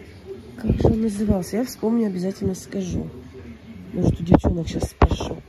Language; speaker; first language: Russian; native; Russian